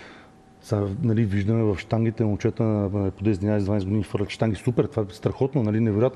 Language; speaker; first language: Bulgarian; native; Bulgarian